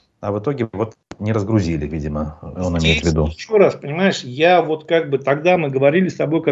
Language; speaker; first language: Russian; native; Russian